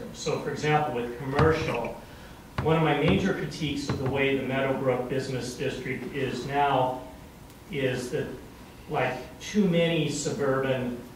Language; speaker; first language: English; native; English